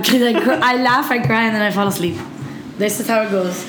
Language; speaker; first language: English; early bilingual, other home language; Spanish